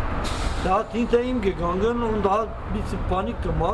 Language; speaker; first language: German; non-native, learner; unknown